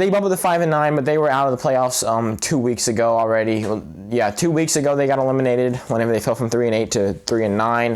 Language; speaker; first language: English; native; English